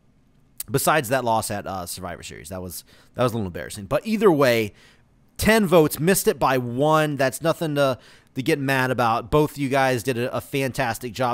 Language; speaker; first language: English; native; English